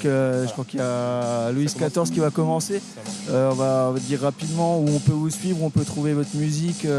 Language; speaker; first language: French; native; French